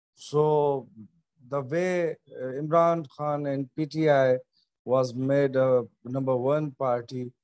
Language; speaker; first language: English; non-native, local second language; Sindhi